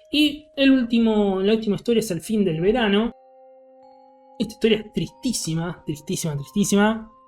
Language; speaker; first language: Spanish; native; Spanish